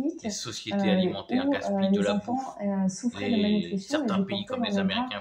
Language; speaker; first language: French; native; French